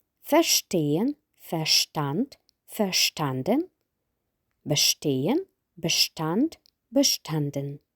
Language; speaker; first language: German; non-native, fluent; Ukrainian